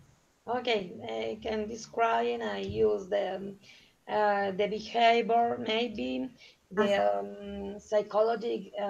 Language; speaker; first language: English; non-native, learner; Spanish